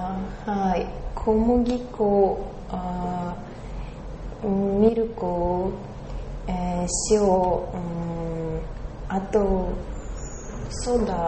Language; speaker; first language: Japanese; non-native, learner; Russian